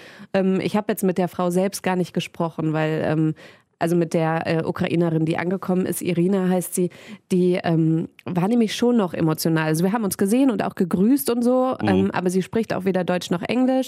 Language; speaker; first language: German; native; German